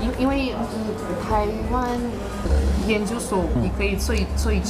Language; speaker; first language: Chinese; non-native, fluent; Russian